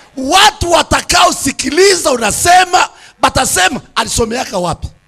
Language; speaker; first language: Swahili; native; Swahili